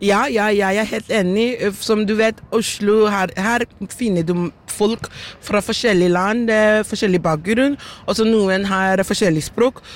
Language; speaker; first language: Norwegian; non-native, fluent; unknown